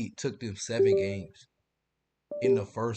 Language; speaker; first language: English; native; English